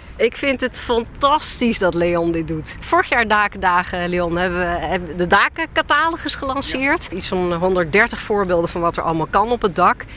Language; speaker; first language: Dutch; native; Dutch